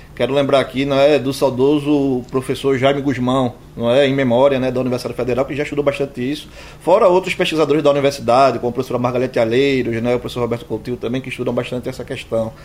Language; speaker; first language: Portuguese; native; Portuguese